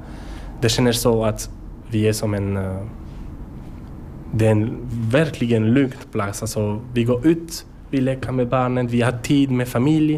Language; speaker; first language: Swedish; non-native, learner; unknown